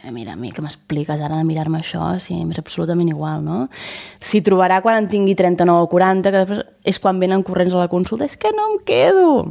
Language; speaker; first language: Catalan; native; Catalan